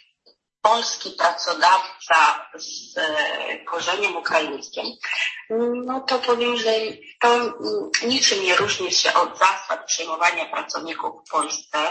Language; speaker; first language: Polish; non-native, fluent; Ukrainian